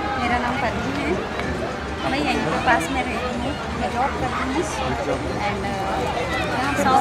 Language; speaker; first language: Hindi; non-native, local second language; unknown